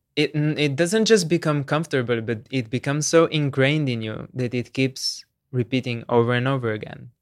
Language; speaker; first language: English; non-native, fluent; Slovenian